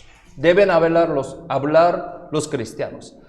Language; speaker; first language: Spanish; non-native, fluent; Korean